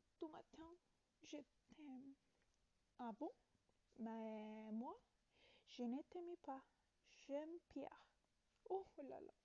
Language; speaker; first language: French; non-native, learner; Italian